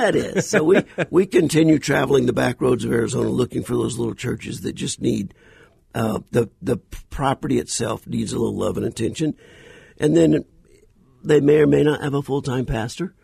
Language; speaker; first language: English; native; English